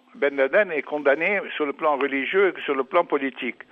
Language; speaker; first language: French; non-native, fluent; English